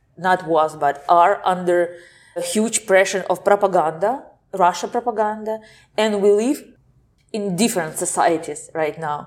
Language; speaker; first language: English; non-native, fluent; Ukrainian